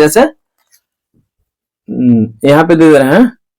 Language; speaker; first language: Hindi; native; Hindi